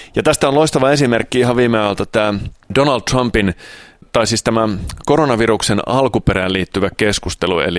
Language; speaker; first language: Finnish; early bilingual, other home language; Italian